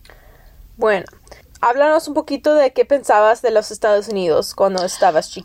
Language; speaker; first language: Spanish; early bilingual, heritage; English